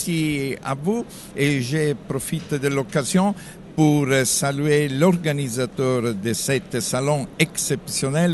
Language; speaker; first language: French; non-native, fluent; Italian